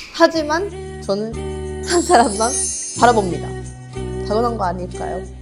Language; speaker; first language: Korean; non-native, fluent; Japanese